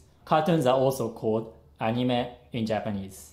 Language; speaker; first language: English; non-native, fluent; Japanese